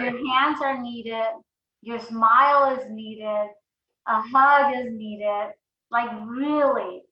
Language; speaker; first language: English; early bilingual, other home language; Spanish